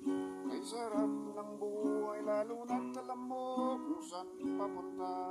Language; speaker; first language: Filipino; native; Filipino